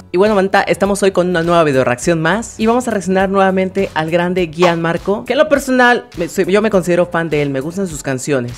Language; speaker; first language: Spanish; native; Spanish